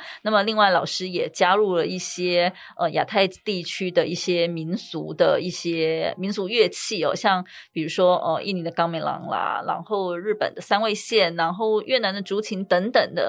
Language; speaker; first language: Chinese; native; Chinese